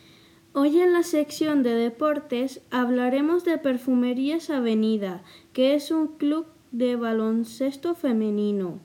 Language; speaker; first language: Spanish; native; Spanish